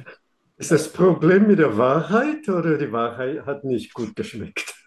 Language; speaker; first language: German; non-native, fluent; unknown